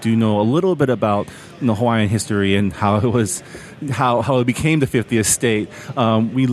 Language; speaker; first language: English; native; English